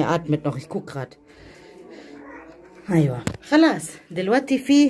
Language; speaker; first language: Arabic; non-native, learner; German